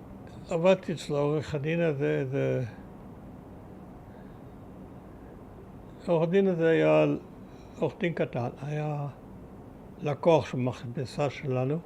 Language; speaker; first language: Hebrew; early bilingual, other home language; German